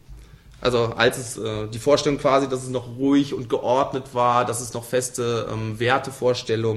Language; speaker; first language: German; native; German